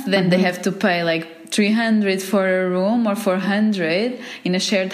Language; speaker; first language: English; non-native, fluent; Portuguese